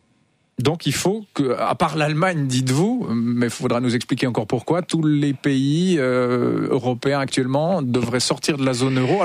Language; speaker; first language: French; native; French